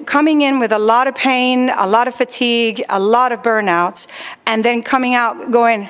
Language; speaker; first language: English; non-native, fluent; Spanish